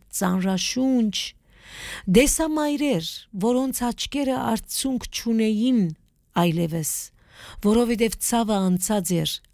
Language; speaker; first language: Armenian; early bilingual, heritage; Armenian